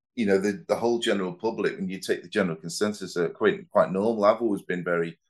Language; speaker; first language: English; native; English